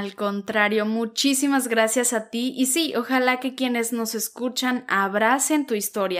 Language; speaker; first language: Spanish; native; Spanish